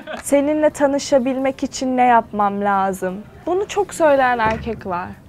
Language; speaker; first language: Turkish; early bilingual, heritage; Turkish